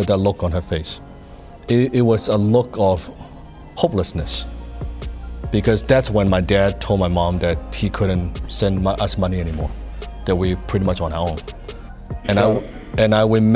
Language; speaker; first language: English; non-native, local second language; Cantonese